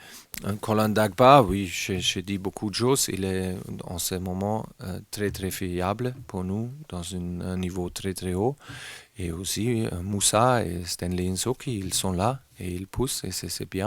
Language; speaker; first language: French; non-native, learner; German